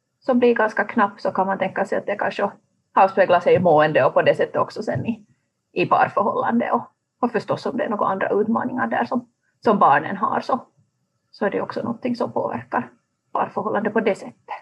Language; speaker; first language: Swedish; native; Swedish